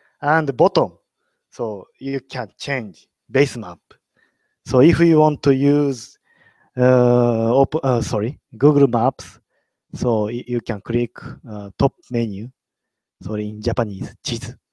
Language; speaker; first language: English; non-native, learner; Japanese